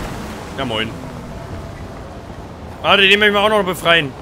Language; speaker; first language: German; native; German